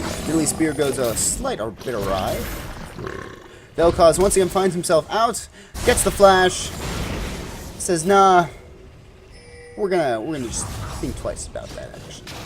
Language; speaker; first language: English; native; English